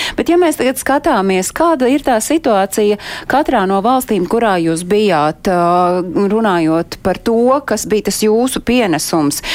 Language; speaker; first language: Latvian; native; Latvian